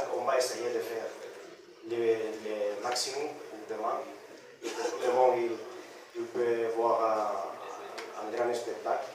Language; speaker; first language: French; non-native, learner; Spanish